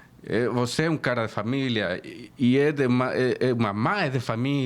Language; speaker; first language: Portuguese; non-native, fluent; Spanish